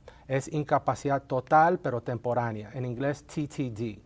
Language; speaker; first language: Spanish; native; Spanish